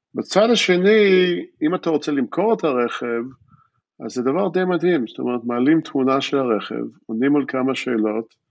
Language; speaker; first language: Hebrew; early bilingual, other home language; English